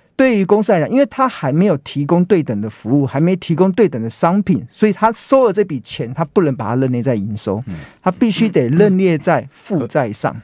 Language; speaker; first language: Chinese; native; Chinese